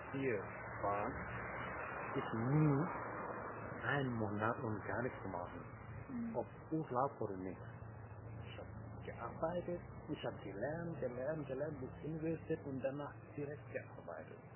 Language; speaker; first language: German; non-native, learner; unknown